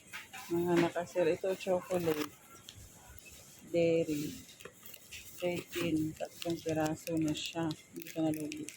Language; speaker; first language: Filipino; native; Filipino